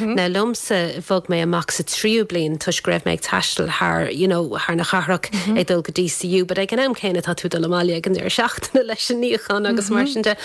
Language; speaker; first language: Irish; non-native, local second language; English